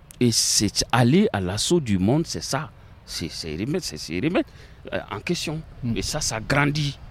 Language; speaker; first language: French; non-native, local second language; Bambara